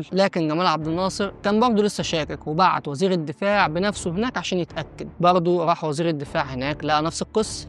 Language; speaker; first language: Arabic; native; Arabic